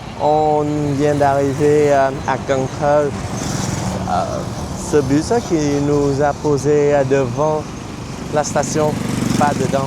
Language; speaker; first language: French; non-native, fluent; Vietnamese